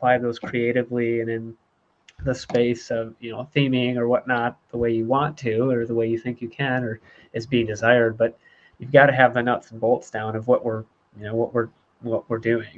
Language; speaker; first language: English; native; English